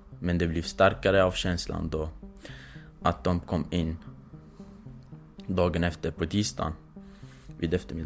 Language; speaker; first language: Swedish; non-native, fluent; Kurdish